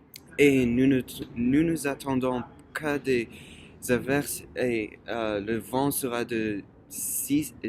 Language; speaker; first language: French; non-native, fluent; English